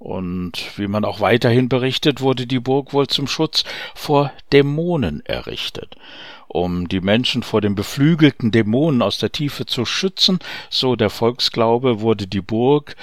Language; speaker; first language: German; native; German